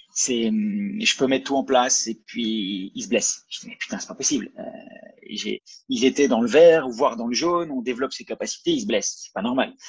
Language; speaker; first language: French; native; French